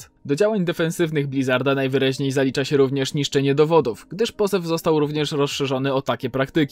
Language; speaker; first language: Polish; native; Polish